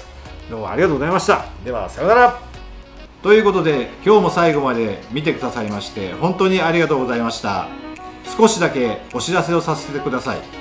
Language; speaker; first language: Japanese; native; Japanese